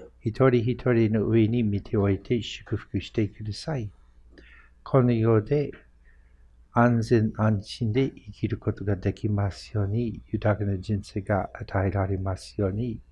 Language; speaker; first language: Japanese; non-native, fluent; English